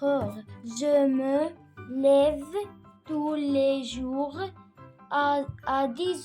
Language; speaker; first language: French; non-native, learner; Arabic